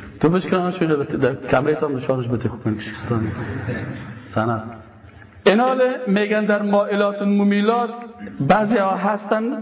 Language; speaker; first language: Persian; native; Persian